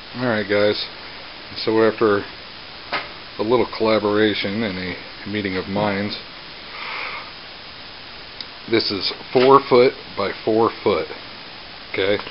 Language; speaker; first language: English; native; English